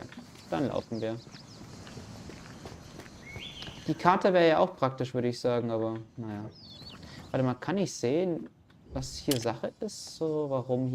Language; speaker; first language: German; native; German